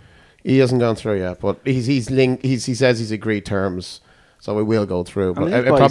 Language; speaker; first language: English; native; English